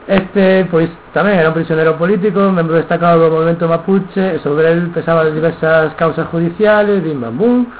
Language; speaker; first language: Spanish; non-native, local second language; Galician